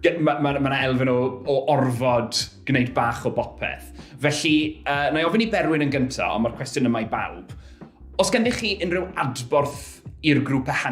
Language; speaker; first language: Welsh; native; Welsh